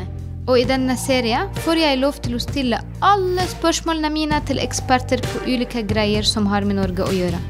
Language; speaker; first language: Norwegian; non-native, fluent; Arabic